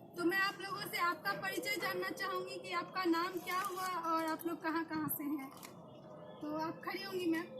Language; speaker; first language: Hindi; native; Hindi